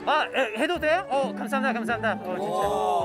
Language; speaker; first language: Korean; non-native, learner; English